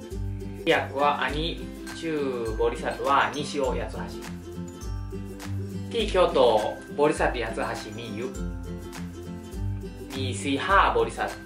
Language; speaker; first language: Thai; non-native, fluent; Japanese